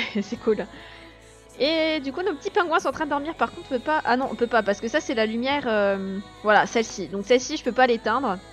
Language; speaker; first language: French; native; French